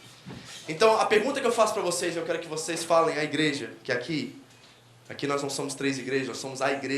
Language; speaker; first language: Portuguese; native; Portuguese